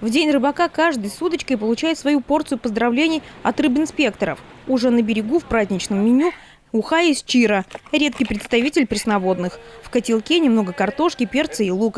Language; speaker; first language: Russian; native; Russian